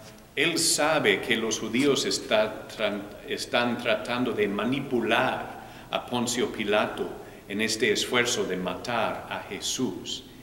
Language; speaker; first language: Spanish; non-native, fluent; English